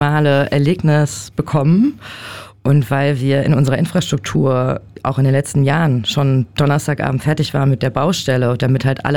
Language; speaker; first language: German; native; German